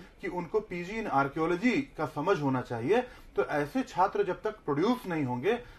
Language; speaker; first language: Hindi; native; Hindi